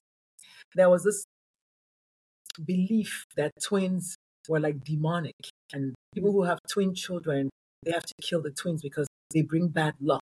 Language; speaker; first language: English; non-native, local second language; Igbo